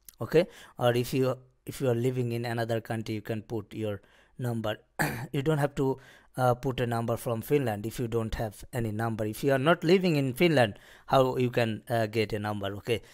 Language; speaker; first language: English; non-native, local second language; Bangla